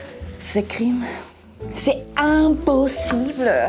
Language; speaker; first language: French; non-native, local second language; German